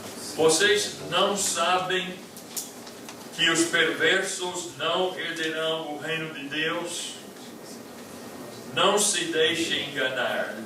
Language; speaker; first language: Portuguese; non-native, fluent; English